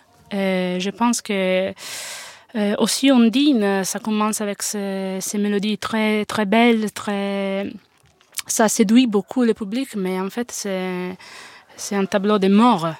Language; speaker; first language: French; non-native, fluent; Italian